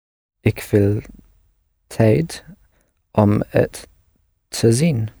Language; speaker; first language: Dutch; non-native, learner; English